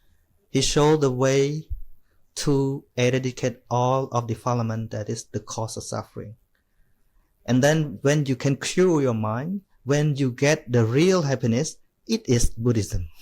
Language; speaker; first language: English; non-native, fluent; Khmer